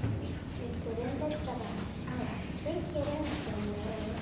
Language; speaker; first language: Spanish; non-native, learner; English